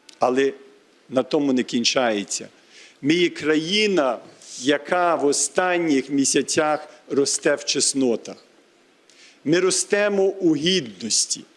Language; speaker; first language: Ukrainian; early bilingual, heritage; Ukrainian